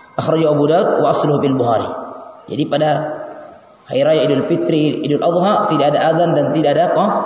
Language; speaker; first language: Indonesian; native; Indonesian